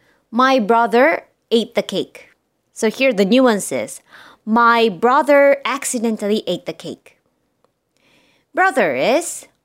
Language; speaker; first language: English; non-native, fluent; Japanese